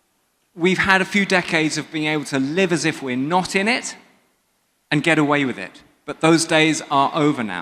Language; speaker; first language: English; native; English